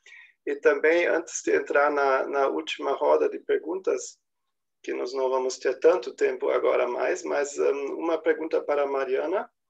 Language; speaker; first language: Portuguese; non-native, fluent; German